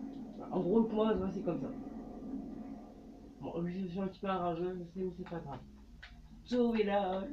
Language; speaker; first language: French; native; French